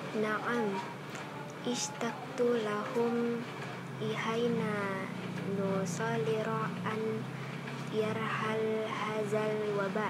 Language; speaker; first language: Arabic; non-native, learner; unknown